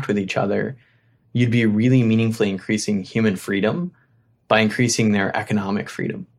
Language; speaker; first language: English; native; English